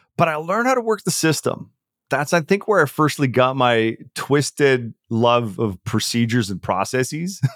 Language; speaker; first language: English; early bilingual, other home language; Czech